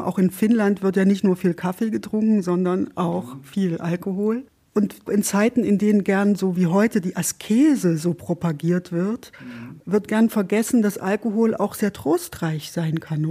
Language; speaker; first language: German; native; German